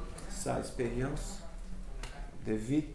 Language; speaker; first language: French; non-native, learner; Portuguese